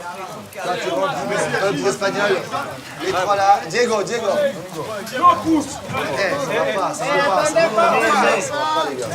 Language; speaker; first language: French; native; French